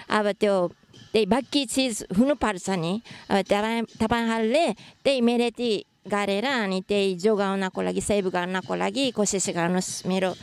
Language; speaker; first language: Nepali; non-native, fluent; Japanese